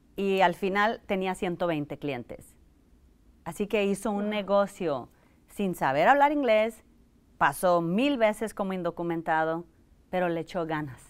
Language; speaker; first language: Spanish; early bilingual, heritage; Spanish